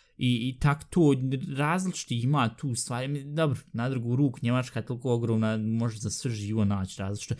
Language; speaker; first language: Bosnian; early bilingual, heritage; Bosnian